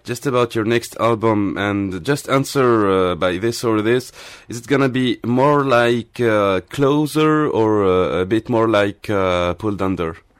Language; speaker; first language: English; non-native, fluent; Arabic